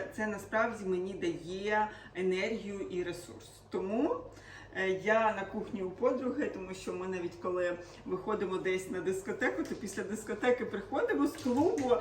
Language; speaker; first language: Ukrainian; non-native, local second language; Russian